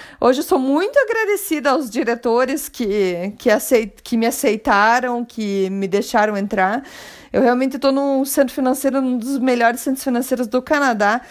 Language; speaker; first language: Portuguese; native; Portuguese